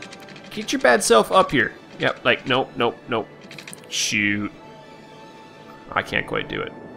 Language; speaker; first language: English; native; English